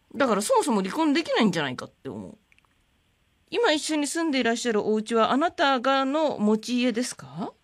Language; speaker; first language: Japanese; native; Japanese